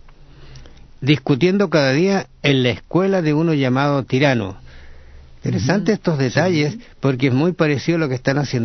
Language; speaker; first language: Spanish; native; Spanish